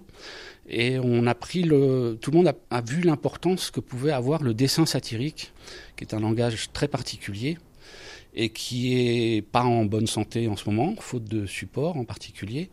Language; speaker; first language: French; native; French